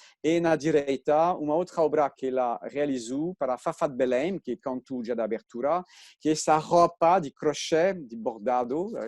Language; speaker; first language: Portuguese; non-native, fluent; French